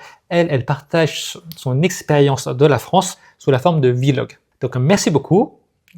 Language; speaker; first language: French; native; French